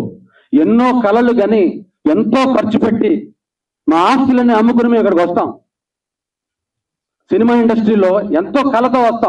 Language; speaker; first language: Telugu; native; Telugu